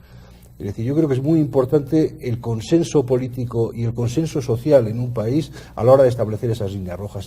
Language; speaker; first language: Spanish; native; Spanish